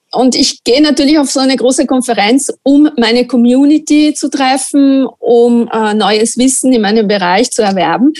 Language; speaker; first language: German; non-native, fluent; Italian